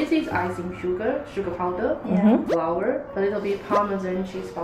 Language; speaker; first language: English; non-native, fluent; Chinese